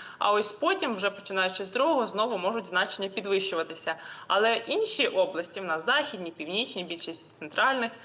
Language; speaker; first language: Ukrainian; native; Ukrainian